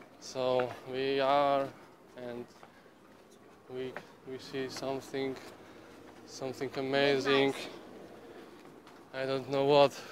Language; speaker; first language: English; non-native, learner; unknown